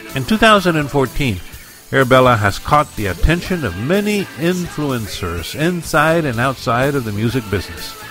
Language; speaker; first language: English; native; English